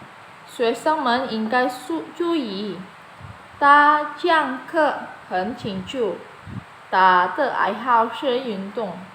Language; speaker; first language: Chinese; non-native, fluent; Indonesian